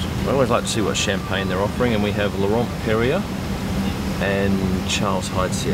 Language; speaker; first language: English; native; English